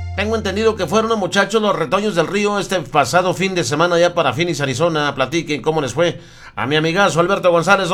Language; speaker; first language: Spanish; native; Spanish